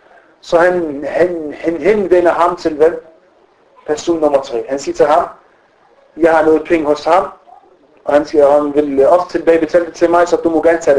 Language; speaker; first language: Danish; non-native, fluent; Arabic